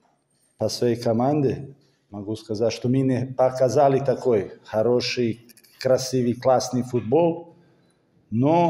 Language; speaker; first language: Russian; non-native, fluent; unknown